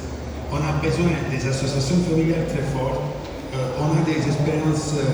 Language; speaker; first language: French; non-native, fluent; Italian